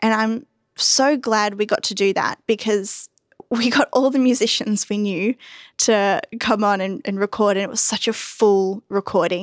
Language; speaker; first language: English; native; English